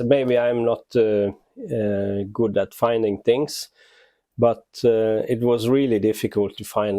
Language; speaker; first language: English; non-native, fluent; Norwegian